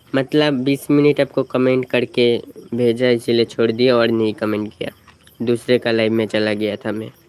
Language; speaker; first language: Hindi; non-native, local second language; Bangla